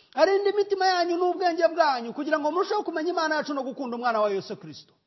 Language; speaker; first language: English; non-native, local second language; Kinyarwanda